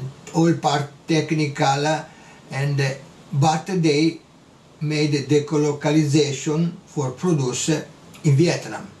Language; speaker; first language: English; non-native, learner; Italian